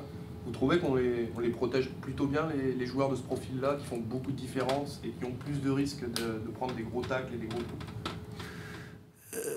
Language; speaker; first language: French; native; French